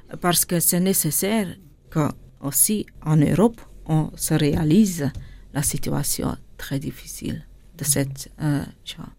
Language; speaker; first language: French; non-native, local second language; Dutch